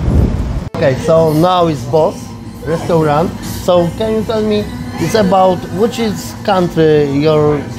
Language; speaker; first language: English; non-native, learner; Polish